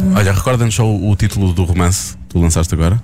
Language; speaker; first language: Portuguese; native; Portuguese